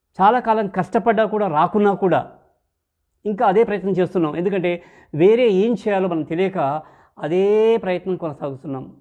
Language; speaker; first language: Telugu; native; Telugu